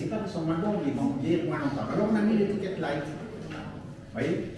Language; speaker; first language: French; native; French